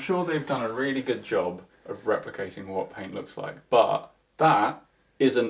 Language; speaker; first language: English; native; English